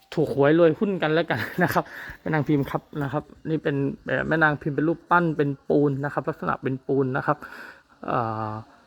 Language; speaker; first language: Thai; native; Thai